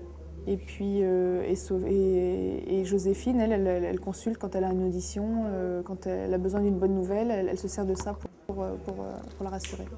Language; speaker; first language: French; native; French